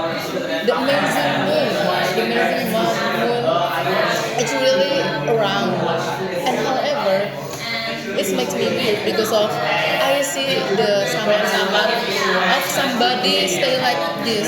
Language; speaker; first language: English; non-native, learner; Indonesian